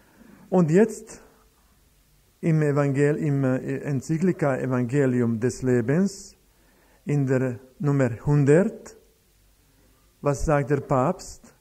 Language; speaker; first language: German; non-native, fluent; Croatian